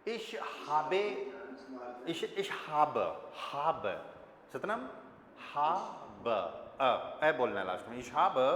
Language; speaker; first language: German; non-native, fluent; Hindi